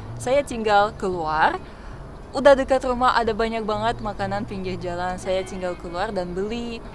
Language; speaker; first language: Indonesian; non-native, fluent; Russian